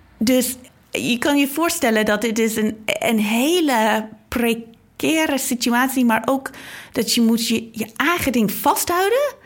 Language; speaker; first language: Dutch; non-native, fluent; English